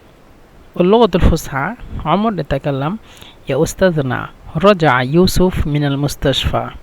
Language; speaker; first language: Arabic; non-native, fluent; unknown